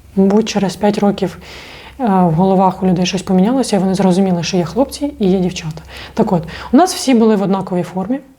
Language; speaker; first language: Ukrainian; non-native, local second language; Russian